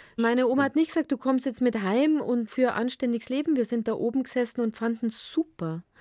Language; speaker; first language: German; native; German